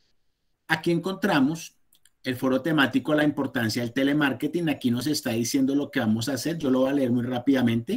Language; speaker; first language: Spanish; native; Spanish